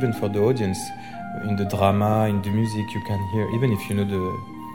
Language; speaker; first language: English; non-native, fluent; French